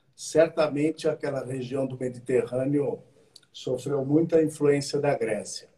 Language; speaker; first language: Portuguese; native; Portuguese